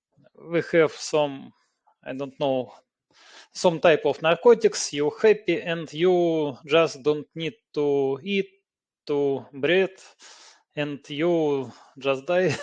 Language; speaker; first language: English; non-native, learner; Russian